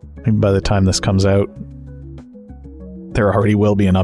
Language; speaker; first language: English; native; English